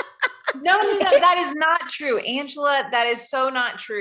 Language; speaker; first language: English; native; English